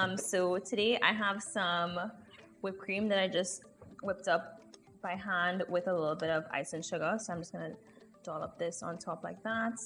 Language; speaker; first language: English; native; English